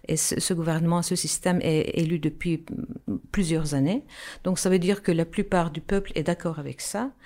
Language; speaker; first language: French; non-native, fluent; Turkish